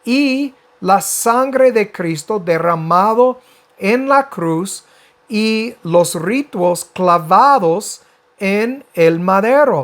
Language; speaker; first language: Spanish; non-native, fluent; English